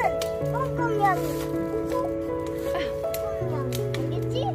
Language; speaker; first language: Korean; native; Korean